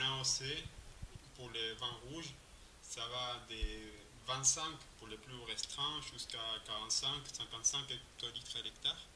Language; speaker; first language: French; non-native, fluent; Spanish